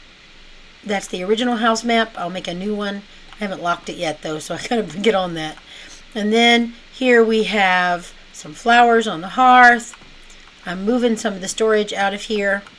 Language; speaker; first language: English; native; English